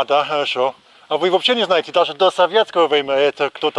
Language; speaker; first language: Russian; non-native, learner; English